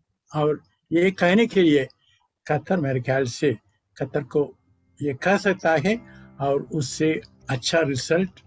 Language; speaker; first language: Hindi; non-native, local second language; Malayalam